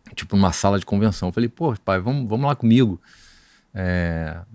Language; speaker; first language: Portuguese; native; Portuguese